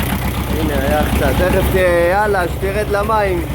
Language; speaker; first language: Hebrew; native; Hebrew